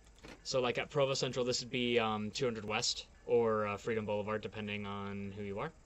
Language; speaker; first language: English; native; English